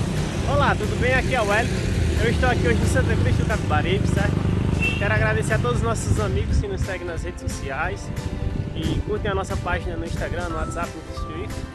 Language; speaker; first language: Portuguese; native; Portuguese